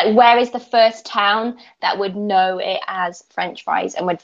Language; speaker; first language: English; native; English